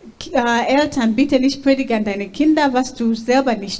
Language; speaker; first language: German; non-native, learner; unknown